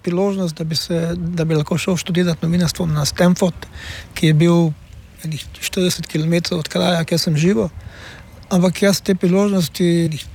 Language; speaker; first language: Slovenian; native; Slovenian